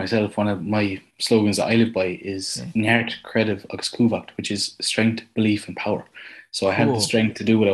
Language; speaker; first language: English; native; English